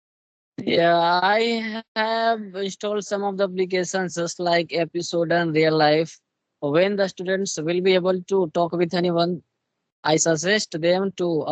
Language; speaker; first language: English; non-native, local second language; Hindi